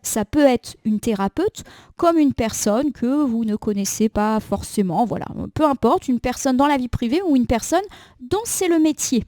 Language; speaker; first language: French; native; French